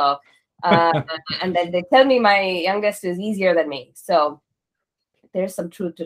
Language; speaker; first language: English; non-native, local second language; Kannada